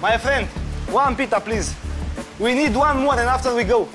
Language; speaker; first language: English; non-native, learner; Romanian